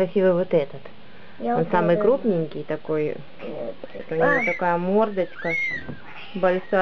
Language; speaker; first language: Russian; native; Russian